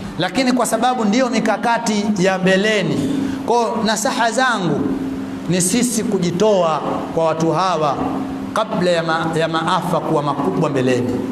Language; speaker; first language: Swahili; native; Swahili